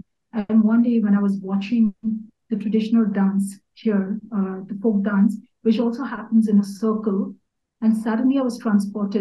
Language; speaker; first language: English; non-native, local second language; Kachhi